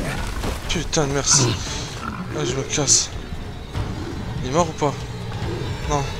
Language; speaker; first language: French; native; French